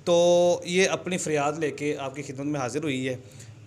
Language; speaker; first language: Urdu; non-native, local second language; Punjabi